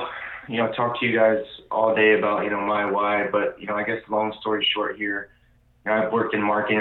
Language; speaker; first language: English; native; English